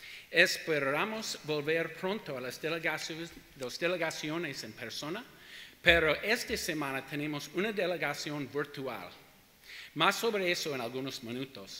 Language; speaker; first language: Spanish; non-native, learner; English